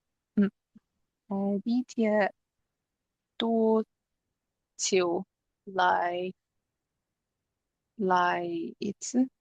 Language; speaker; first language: Chinese; non-native, learner; English